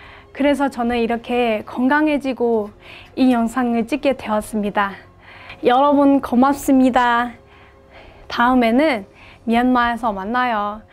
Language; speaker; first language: Korean; non-native, fluent; Burmese